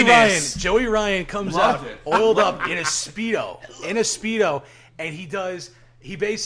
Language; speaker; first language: English; native; English